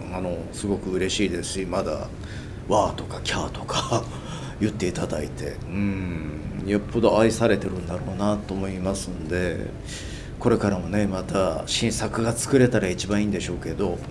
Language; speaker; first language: Japanese; native; Japanese